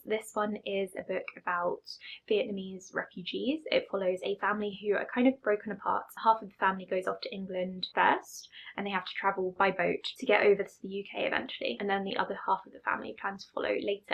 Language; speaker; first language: English; native; English